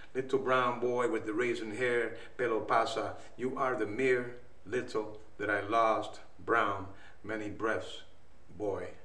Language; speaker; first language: English; native; English